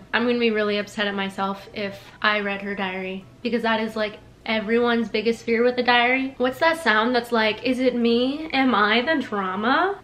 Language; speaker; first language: English; native; English